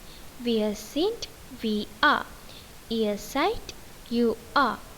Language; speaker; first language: German; non-native, learner; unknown